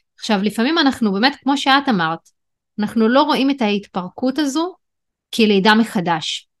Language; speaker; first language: Hebrew; non-native, local second language; Arabic